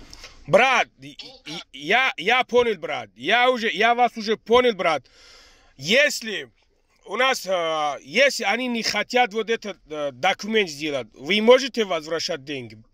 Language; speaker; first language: Russian; non-native, learner; Tajik